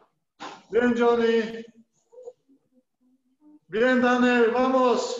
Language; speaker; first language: Spanish; native; Spanish